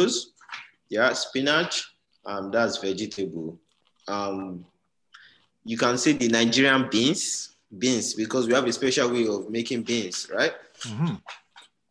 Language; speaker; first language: English; non-native, local second language; Yoruba